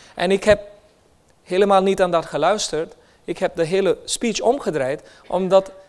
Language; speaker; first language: Dutch; non-native, fluent; Hindi